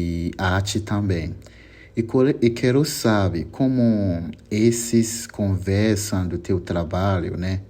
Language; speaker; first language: Portuguese; non-native, learner; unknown